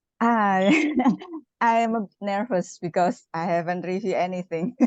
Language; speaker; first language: English; non-native, learner; Indonesian